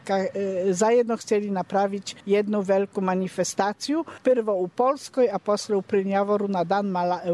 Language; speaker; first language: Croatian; non-native, learner; Polish